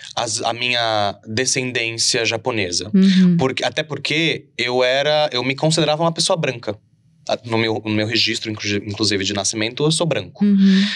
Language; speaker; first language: Portuguese; native; Portuguese